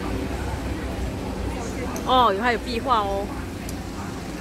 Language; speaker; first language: Chinese; native; Chinese